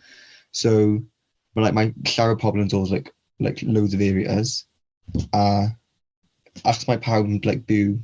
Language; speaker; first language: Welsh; non-native, local second language; English